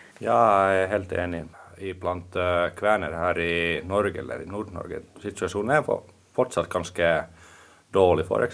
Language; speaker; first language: Norwegian; non-native, fluent; Finnish